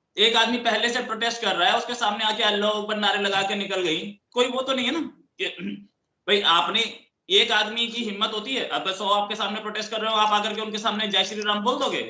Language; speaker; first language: Hindi; native; Hindi